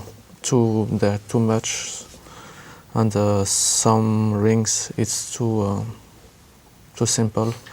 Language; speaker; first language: English; non-native, learner; French